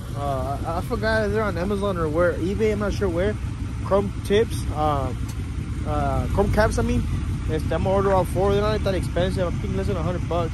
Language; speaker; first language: English; early bilingual, other home language; Spanish